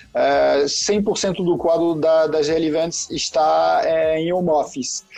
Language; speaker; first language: Portuguese; non-native, fluent; French